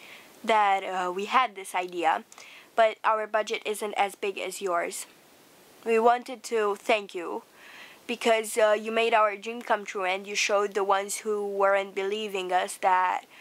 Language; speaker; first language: English; non-native, fluent; Romanian